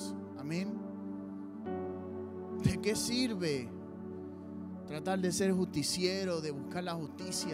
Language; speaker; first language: Spanish; native; Spanish